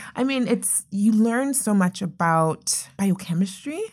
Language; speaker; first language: English; non-native, local second language; Yoruba